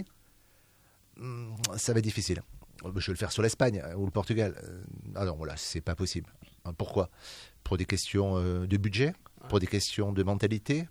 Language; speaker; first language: French; native; French